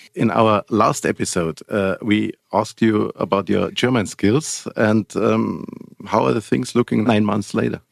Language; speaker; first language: English; non-native, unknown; German